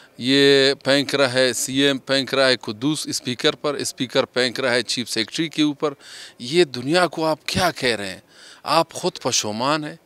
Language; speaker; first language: Urdu; non-native, local second language; Baluchi